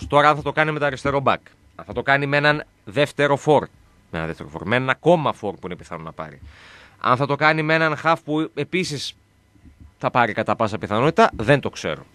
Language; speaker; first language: Greek; native; Greek